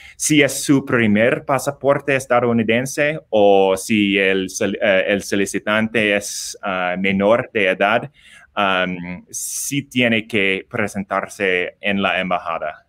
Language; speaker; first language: Spanish; non-native, learner; English